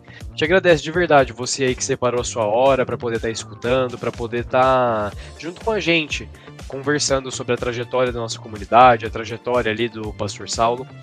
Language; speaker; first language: Portuguese; native; Portuguese